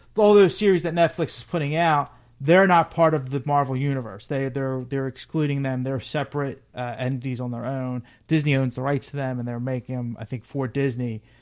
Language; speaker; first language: English; native; English